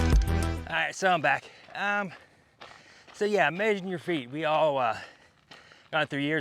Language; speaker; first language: English; native; English